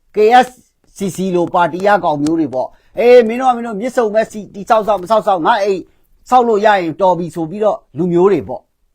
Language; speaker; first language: Burmese; non-native, local second language; Kachin